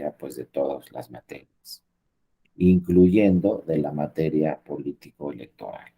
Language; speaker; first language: Spanish; native; Spanish